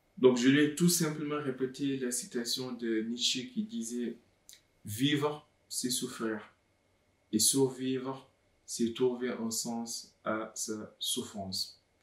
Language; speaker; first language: French; non-native, local second language; Wolof